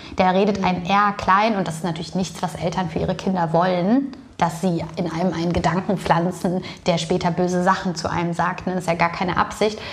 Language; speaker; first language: German; early bilingual, other home language; Bulgarian